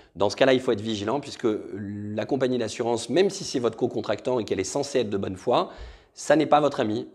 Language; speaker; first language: French; native; French